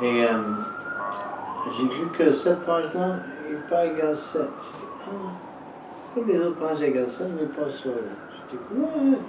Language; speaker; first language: French; non-native, fluent; English